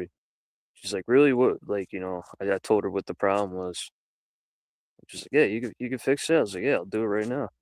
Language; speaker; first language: English; native; English